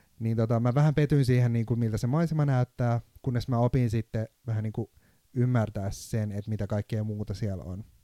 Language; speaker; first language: Finnish; non-native, fluent; Turkish